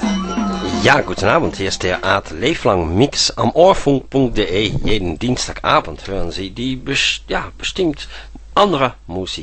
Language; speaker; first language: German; non-native, fluent; Dutch